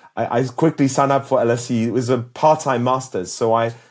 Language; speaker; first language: English; early bilingual, other home language; Polish